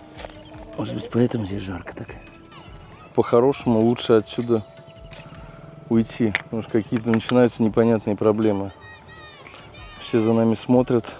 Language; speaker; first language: Russian; native; Russian